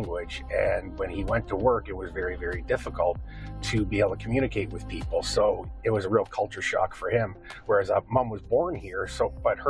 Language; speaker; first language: English; non-native, fluent; Ukrainian